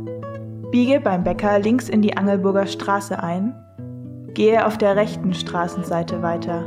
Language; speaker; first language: German; native; German